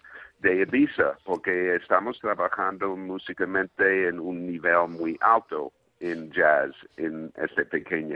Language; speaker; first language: Spanish; non-native, fluent; English